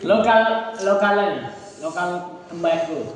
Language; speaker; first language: English; non-native, learner; Indonesian